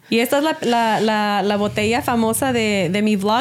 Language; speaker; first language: Spanish; early bilingual, other home language; English